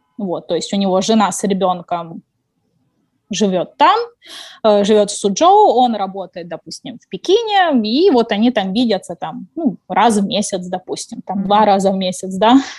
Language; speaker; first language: Russian; native; Russian